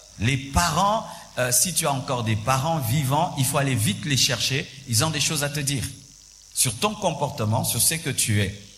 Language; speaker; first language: French; non-native, local second language; Swahili